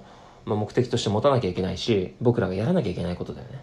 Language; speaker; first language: Japanese; native; Japanese